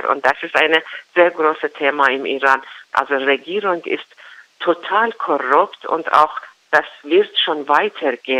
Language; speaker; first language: German; non-native, fluent; Persian